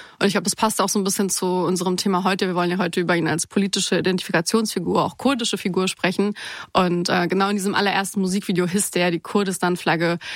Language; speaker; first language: German; native; German